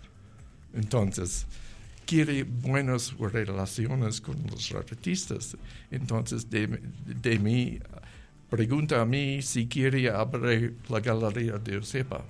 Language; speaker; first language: Spanish; non-native, learner; English